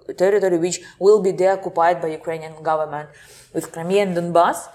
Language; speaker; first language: English; non-native, fluent; Ukrainian